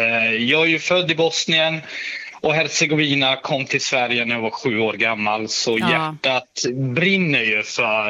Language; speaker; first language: Swedish; early bilingual, other home language; Bosnian